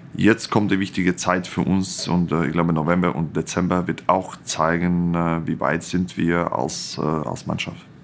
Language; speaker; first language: German; non-native, fluent; Croatian